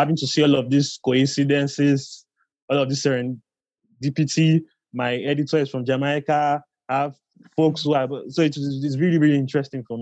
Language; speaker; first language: English; non-native, local second language; Igbo